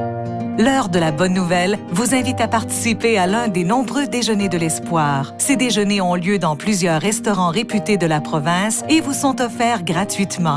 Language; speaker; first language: French; native; French